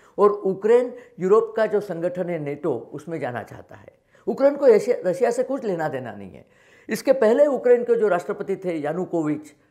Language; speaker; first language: Hindi; non-native, local second language; Marathi